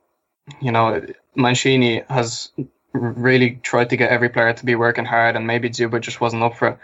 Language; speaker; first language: English; native; English